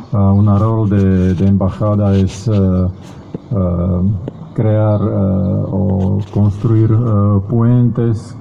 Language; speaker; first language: Spanish; non-native, fluent; Slovak